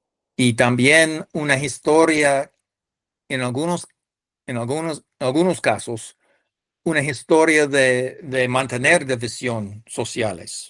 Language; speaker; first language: Spanish; non-native, fluent; English